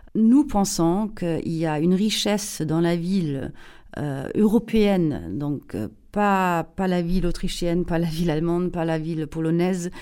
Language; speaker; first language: French; non-native, fluent; German